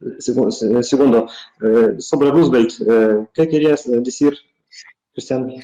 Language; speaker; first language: Spanish; non-native, fluent; Russian